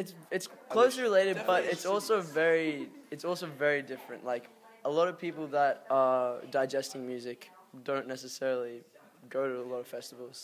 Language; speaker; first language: English; native; English